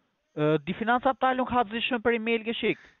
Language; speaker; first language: German; non-native, learner; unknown